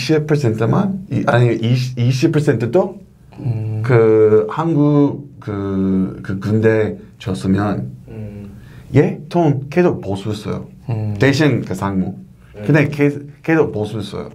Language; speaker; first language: Korean; non-native, learner; English